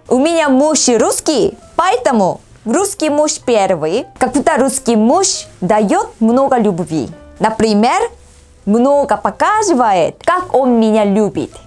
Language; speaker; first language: Russian; non-native, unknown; Korean